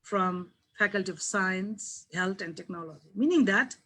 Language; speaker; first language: English; non-native, local second language; Nepali